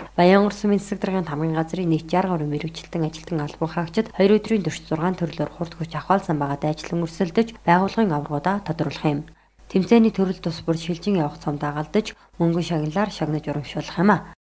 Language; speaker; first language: Mongolian; native; Mongolian